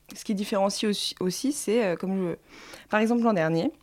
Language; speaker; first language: French; native; French